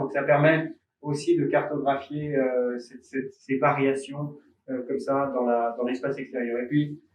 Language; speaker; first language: French; native; French